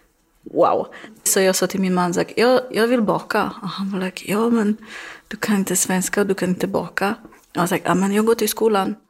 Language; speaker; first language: Swedish; non-native, learner; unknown